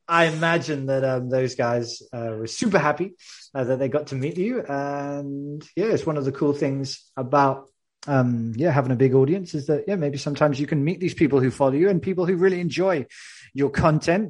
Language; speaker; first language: English; native; English